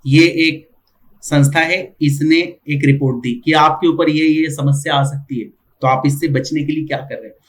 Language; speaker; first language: Hindi; non-native, local second language; Marathi